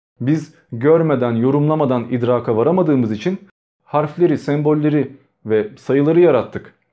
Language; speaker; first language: Turkish; early bilingual, other home language; Albanian